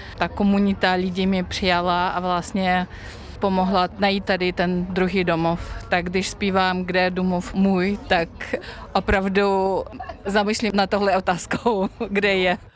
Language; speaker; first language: Czech; non-native, fluent; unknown